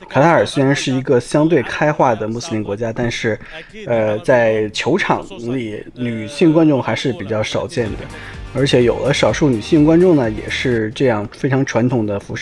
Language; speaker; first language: Chinese; native; Chinese